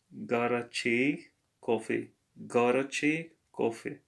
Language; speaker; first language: Russian; non-native, learner; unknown